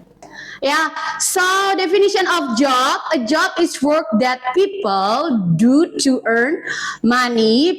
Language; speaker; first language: English; non-native, learner; Indonesian